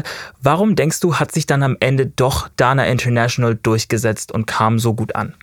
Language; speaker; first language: German; native; German